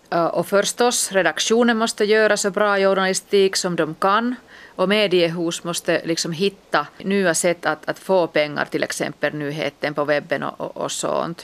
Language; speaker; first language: Swedish; non-native, local second language; Finnish